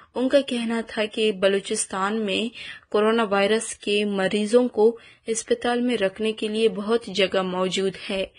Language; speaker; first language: Urdu; non-native, local second language; Baluchi